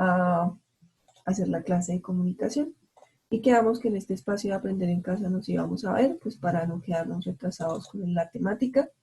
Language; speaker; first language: Spanish; native; Spanish